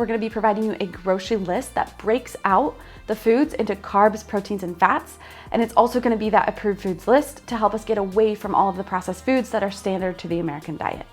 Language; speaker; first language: English; native; English